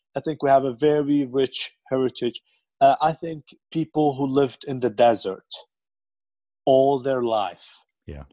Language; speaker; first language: English; non-native, fluent; Arabic